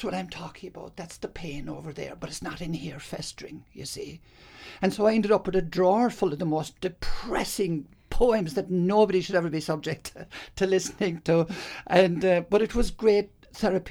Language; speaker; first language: English; native; English